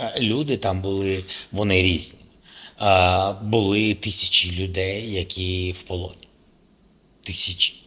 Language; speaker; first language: Ukrainian; non-native, local second language; Russian